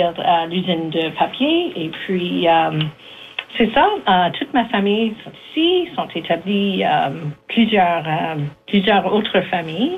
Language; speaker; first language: French; native; French